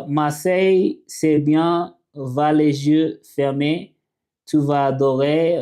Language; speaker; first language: French; non-native, learner; English